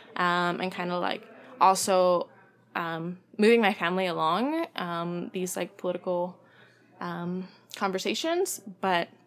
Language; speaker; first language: English; early bilingual, other home language; Spanish